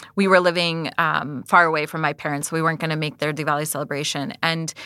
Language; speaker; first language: English; native; English